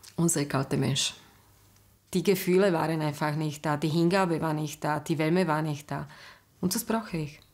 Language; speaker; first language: German; non-native, fluent; Slovak